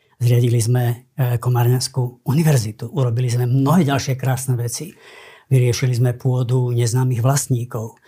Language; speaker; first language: Slovak; native; Slovak